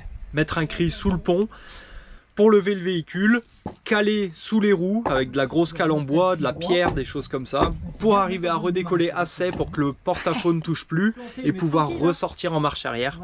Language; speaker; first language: French; native; French